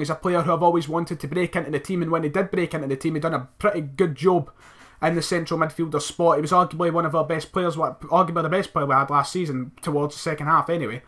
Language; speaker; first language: English; native; English